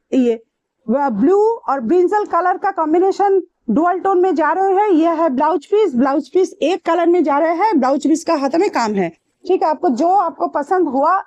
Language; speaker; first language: Hindi; non-native, local second language; Bangla